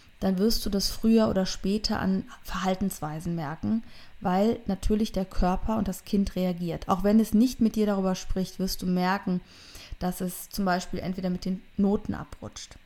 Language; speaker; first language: German; native; German